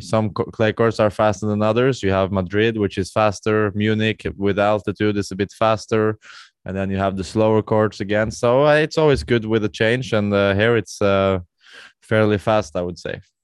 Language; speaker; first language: English; non-native, fluent; Norwegian